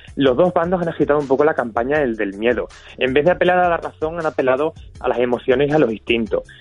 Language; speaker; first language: Spanish; native; Spanish